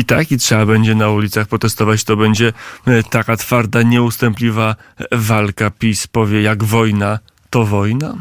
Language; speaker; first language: Polish; native; Polish